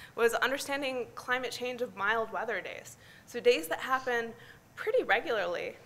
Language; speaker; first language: English; native; English